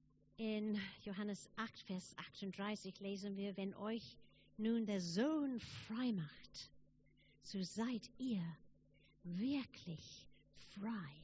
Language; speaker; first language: German; non-native, fluent; English